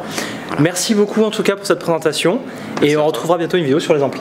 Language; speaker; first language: French; native; French